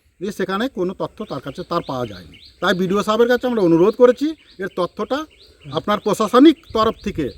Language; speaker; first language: Bangla; native; Bangla